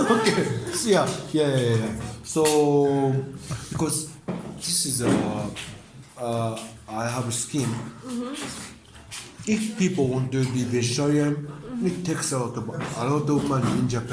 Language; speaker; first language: English; non-native, learner; Japanese